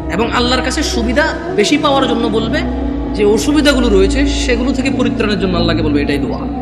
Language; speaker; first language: Bangla; early bilingual, heritage; Bangla